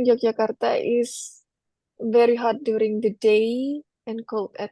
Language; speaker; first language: English; non-native, fluent; Indonesian